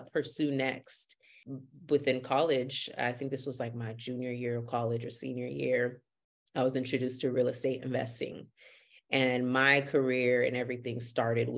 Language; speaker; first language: English; early bilingual, other home language; Haitian Creole